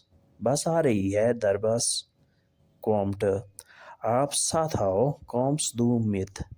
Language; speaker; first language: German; non-native, learner; Urdu